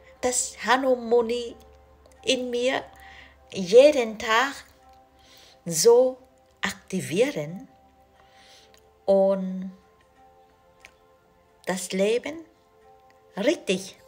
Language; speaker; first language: German; non-native, learner; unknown